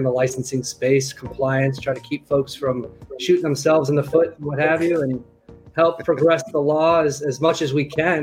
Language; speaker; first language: English; native; English